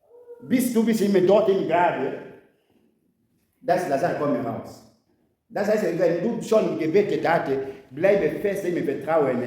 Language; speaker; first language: German; non-native, learner; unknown